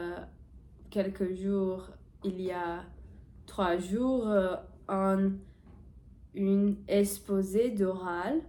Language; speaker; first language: French; non-native, learner; Portuguese